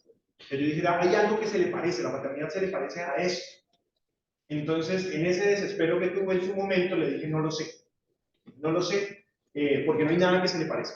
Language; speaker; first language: Spanish; native; Spanish